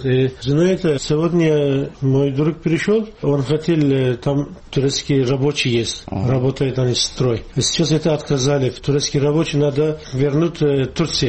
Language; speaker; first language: Russian; non-native, learner; Turkish